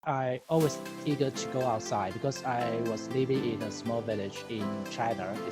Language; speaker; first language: English; non-native, learner; Chinese